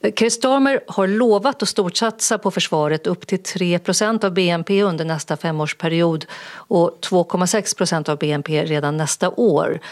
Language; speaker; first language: Swedish; native; Swedish